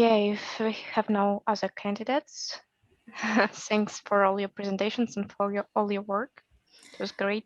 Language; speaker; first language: English; non-native, fluent; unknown